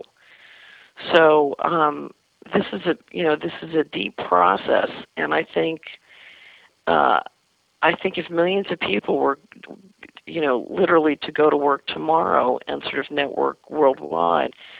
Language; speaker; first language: English; native; English